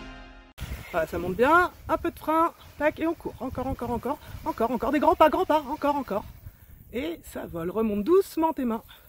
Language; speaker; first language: French; native; French